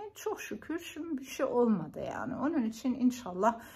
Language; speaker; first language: Turkish; non-native, fluent; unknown